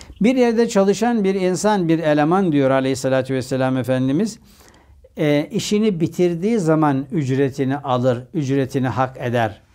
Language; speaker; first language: Turkish; native; Turkish